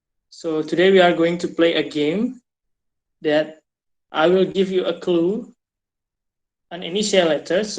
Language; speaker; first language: English; non-native, fluent; Indonesian